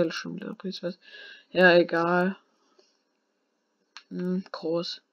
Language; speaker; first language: German; native; German